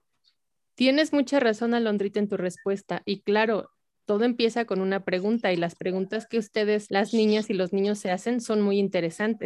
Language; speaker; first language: Spanish; native; Spanish